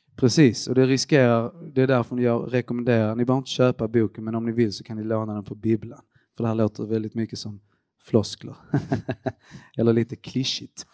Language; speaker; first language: Swedish; early bilingual, other home language; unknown